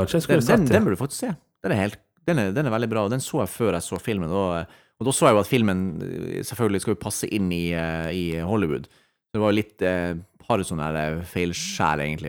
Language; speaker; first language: Norwegian; native; Norwegian